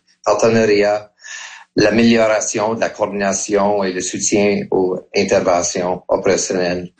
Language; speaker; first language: French; non-native, local second language; English